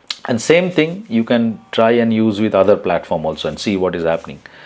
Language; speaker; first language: English; non-native, local second language; Bangla